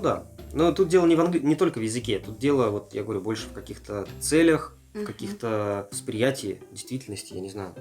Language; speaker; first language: Russian; native; Russian